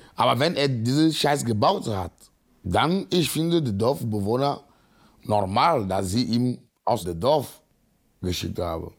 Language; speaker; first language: German; non-native, learner; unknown